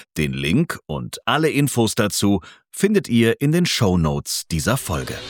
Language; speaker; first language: German; native; German